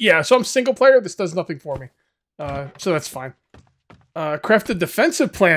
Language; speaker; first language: English; native; English